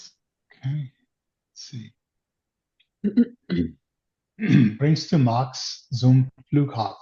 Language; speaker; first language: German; non-native, learner; English